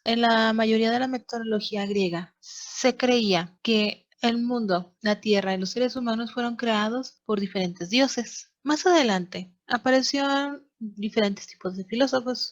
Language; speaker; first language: Spanish; native; Spanish